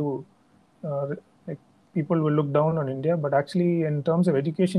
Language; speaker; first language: English; non-native, local second language; Tamil